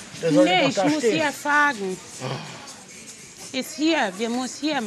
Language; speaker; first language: German; non-native, learner; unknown